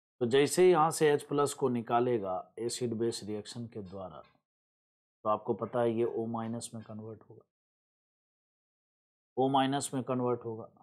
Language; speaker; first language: Hindi; native; Hindi